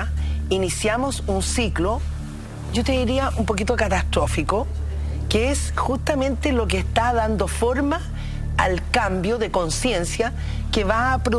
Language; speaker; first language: Spanish; native; Spanish